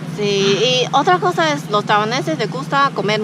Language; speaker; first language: Spanish; non-native, learner; Chinese